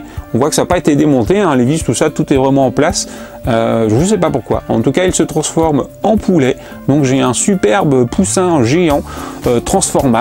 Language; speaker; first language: French; native; French